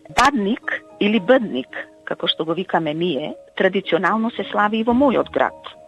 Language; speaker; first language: Macedonian; native; Macedonian